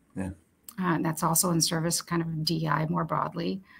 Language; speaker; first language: English; early bilingual, other home language; Romanian